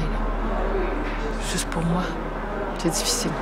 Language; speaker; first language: French; native; French